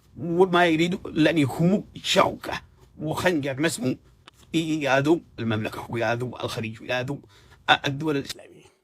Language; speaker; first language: Arabic; native; Arabic